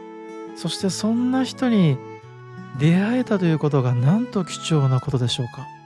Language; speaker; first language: Japanese; native; Japanese